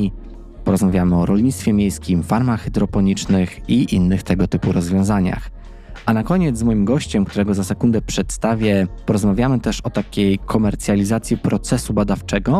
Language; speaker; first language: Polish; native; Polish